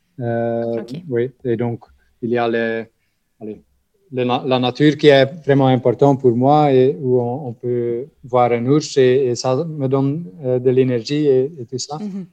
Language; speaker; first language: French; non-native, local second language; Dutch